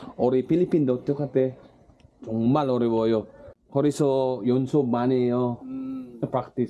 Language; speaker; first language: Korean; non-native, learner; Cebuano